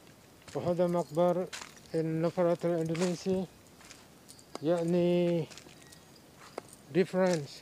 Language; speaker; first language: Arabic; non-native, learner; Indonesian